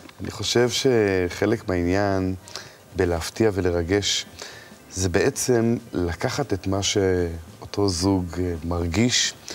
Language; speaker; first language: Hebrew; native; Hebrew